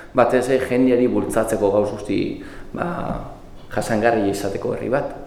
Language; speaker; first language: Basque; native; Basque